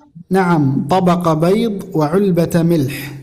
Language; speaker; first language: Arabic; non-native, fluent; Indonesian